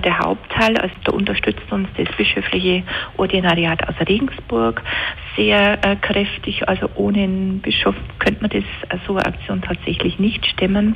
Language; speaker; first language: German; native; German